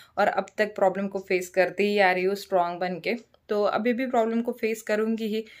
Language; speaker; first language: Hindi; non-native, local second language; Marathi